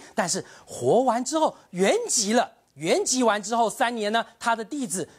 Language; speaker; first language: Chinese; native; Chinese